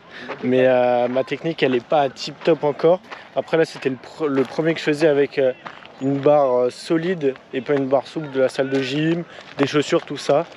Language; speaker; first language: French; native; French